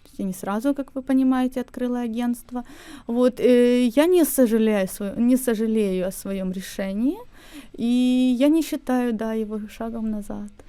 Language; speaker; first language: Russian; native; Russian